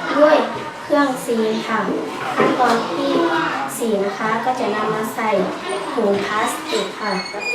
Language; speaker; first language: Thai; non-native, local second language; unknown